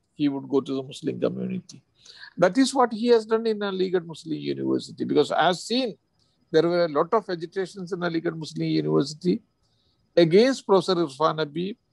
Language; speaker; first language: English; non-native, local second language; Malayalam